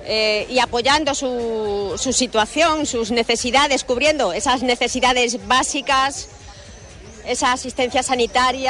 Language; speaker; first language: Spanish; native; Spanish